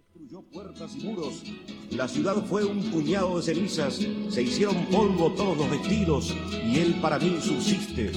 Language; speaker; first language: Spanish; native; Spanish